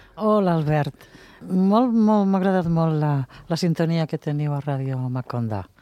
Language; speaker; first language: Catalan; native; Catalan